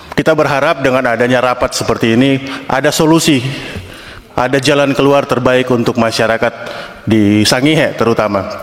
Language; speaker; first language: Indonesian; native; Indonesian